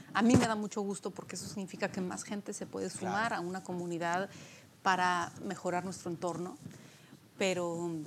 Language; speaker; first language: Spanish; early bilingual, other home language; Polish